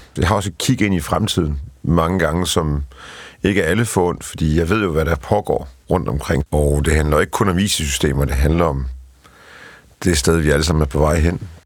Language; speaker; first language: Danish; early bilingual, other home language; Polish